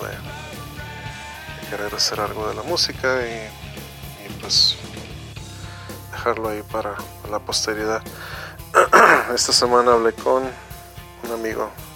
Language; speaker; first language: Spanish; native; Spanish